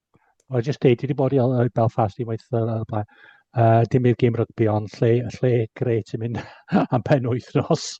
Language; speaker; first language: Welsh; native; Welsh